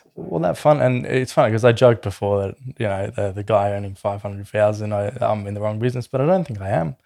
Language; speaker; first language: English; native; English